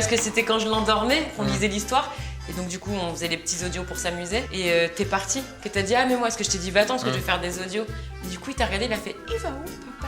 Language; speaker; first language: French; native; French